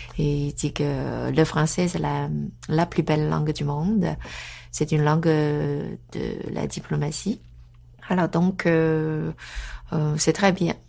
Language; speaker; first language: French; non-native, fluent; Chinese